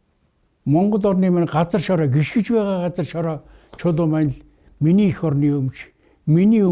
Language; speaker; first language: Mongolian; native; Mongolian